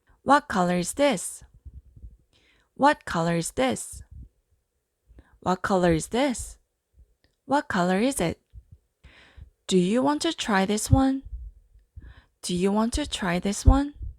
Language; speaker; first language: English; non-native, fluent; Korean